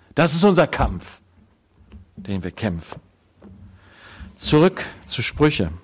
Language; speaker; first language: German; native; German